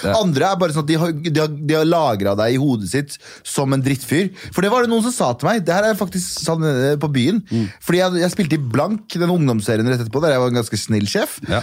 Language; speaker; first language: Norwegian; early bilingual, other home language; Kurdish